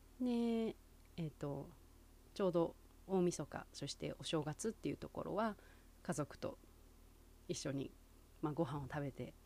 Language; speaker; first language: Japanese; native; Japanese